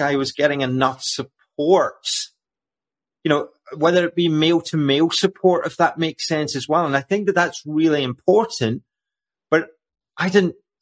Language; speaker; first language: English; native; English